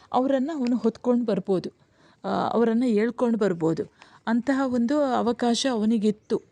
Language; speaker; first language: Kannada; native; Kannada